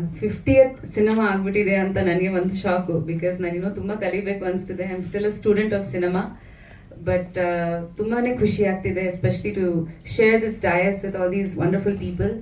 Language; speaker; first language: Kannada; non-native, fluent; Bangla